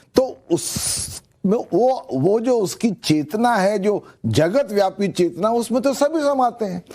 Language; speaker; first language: Hindi; native; Hindi